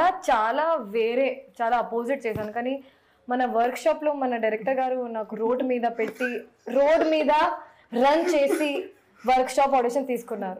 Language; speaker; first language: Telugu; non-native, fluent; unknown